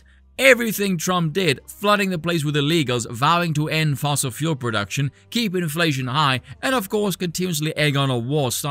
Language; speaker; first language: English; native; English